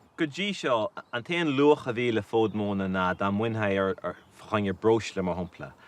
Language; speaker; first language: Irish; native; Irish